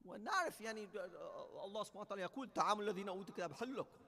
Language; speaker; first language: Arabic; non-native, fluent; English